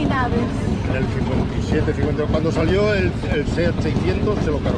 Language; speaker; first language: Spanish; native; Spanish